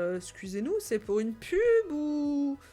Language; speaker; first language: French; native; French